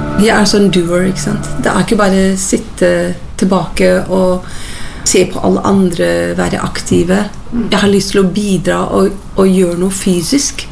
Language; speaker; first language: Norwegian; non-native, fluent; English